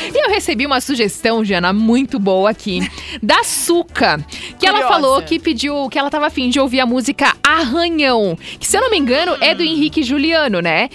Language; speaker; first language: Portuguese; native; Portuguese